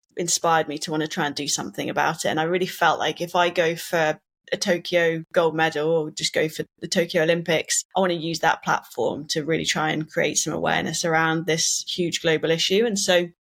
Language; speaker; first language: English; native; English